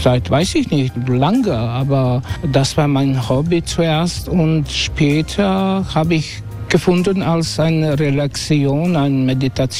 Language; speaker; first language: German; non-native, learner; Croatian